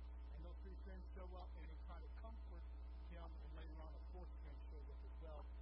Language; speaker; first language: English; native; English